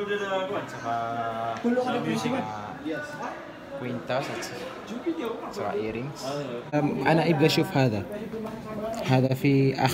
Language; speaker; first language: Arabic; non-native, learner; Filipino